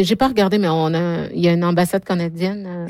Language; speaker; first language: French; native; French